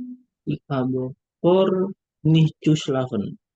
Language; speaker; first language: German; non-native, learner; Indonesian